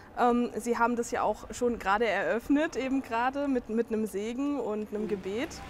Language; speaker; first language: German; native; German